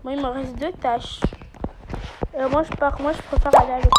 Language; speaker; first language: French; native; French